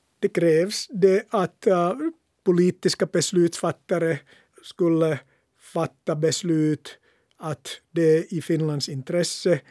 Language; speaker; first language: Swedish; non-native, local second language; Finnish